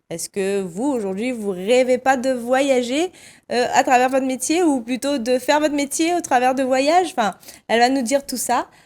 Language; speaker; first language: French; native; French